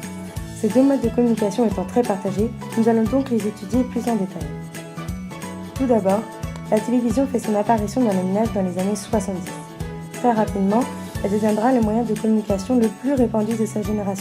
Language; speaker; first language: French; native; French